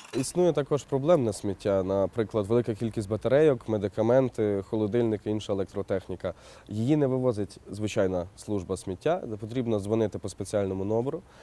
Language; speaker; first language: Ukrainian; native; Ukrainian